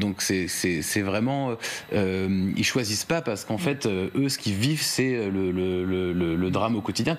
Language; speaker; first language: French; native; French